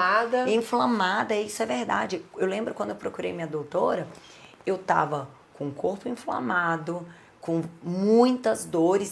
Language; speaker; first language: Portuguese; native; Portuguese